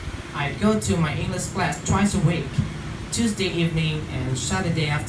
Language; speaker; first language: English; non-native, fluent; Vietnamese